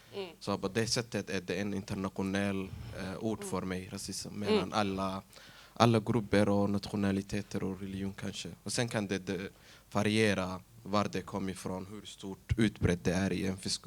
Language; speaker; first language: Swedish; non-native, fluent; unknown